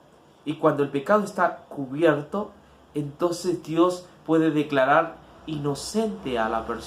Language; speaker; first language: Spanish; native; Spanish